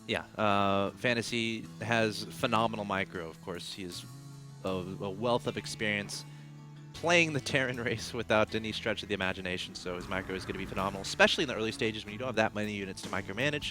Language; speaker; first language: English; native; English